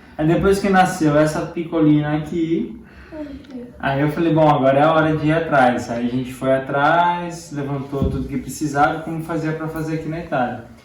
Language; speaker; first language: Portuguese; native; Portuguese